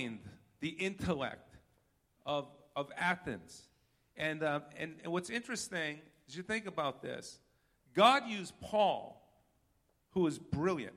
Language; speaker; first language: English; native; English